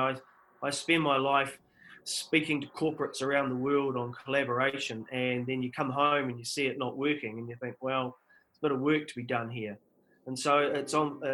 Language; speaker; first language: English; native; English